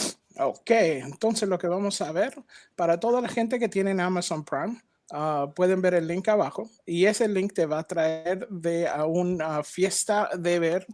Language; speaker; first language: Spanish; non-native, learner; English